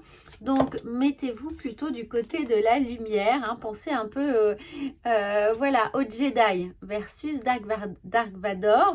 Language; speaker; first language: French; native; French